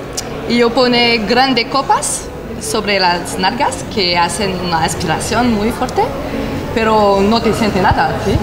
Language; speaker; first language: Spanish; non-native, learner; French